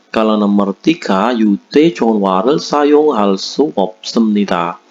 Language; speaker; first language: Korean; non-native, fluent; Indonesian